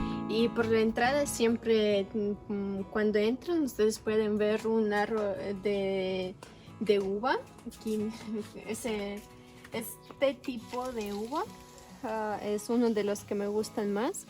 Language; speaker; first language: Spanish; non-native, local second language; Russian